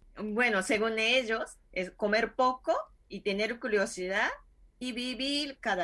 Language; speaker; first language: Spanish; non-native, fluent; Japanese